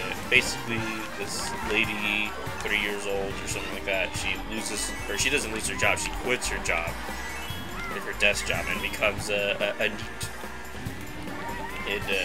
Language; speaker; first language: English; native; English